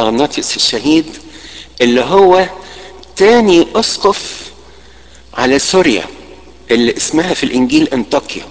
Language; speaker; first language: Arabic; native; Arabic